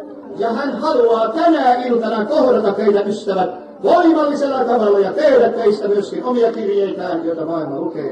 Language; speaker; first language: Finnish; native; Finnish